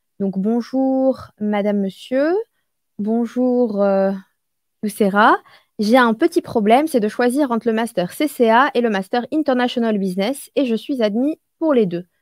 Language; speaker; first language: French; non-native, local second language; Arabic